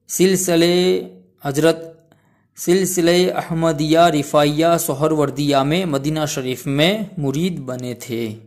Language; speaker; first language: Urdu; non-native, local second language; Gujarati